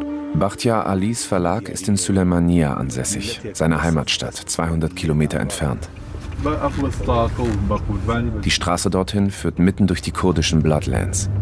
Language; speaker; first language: German; native; German